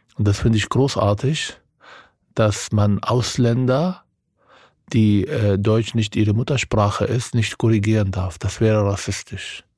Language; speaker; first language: German; non-native, fluent; Arabic